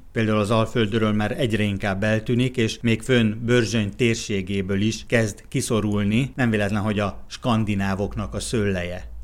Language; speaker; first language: Hungarian; native; Hungarian